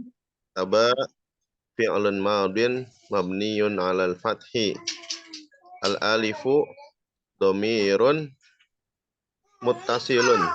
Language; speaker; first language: Arabic; non-native, learner; Indonesian